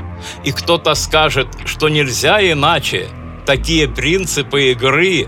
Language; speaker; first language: Russian; native; Russian